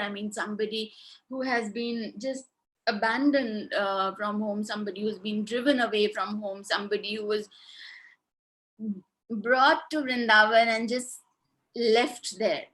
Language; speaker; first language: English; non-native, local second language; Hindi